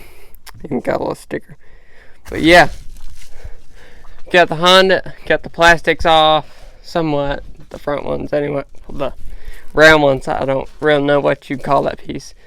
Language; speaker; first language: English; native; English